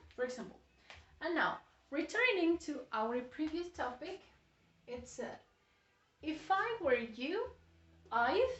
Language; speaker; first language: English; non-native, fluent; Spanish